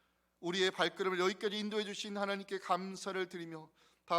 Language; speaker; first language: Korean; native; Korean